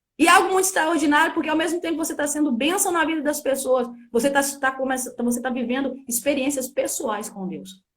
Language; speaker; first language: Portuguese; native; Portuguese